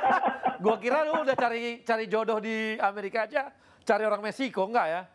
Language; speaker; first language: Indonesian; native; Indonesian